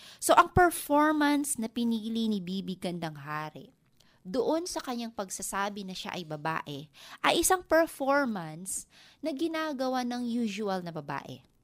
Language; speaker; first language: Filipino; non-native, local second language; Waray